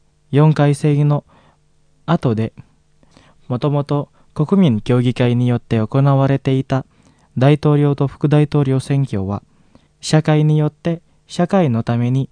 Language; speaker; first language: Japanese; non-native, fluent; Indonesian